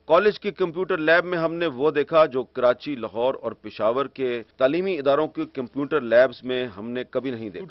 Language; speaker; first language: Urdu; native; Urdu